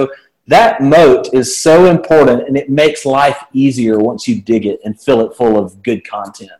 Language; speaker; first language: English; native; English